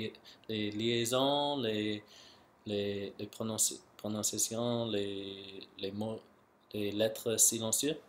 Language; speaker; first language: French; non-native, local second language; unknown